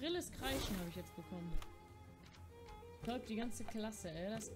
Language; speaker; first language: German; native; German